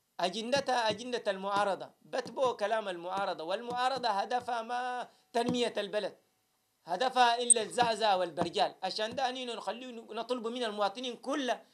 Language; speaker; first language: Arabic; native; Arabic